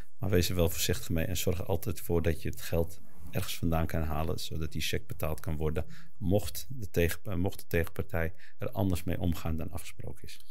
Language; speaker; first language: Dutch; early bilingual, other home language; Arabic